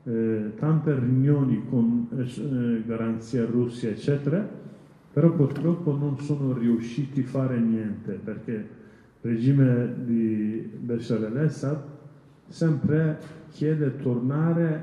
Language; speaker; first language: Italian; non-native, learner; Kurdish